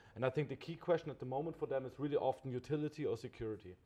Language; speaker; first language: English; non-native, fluent; German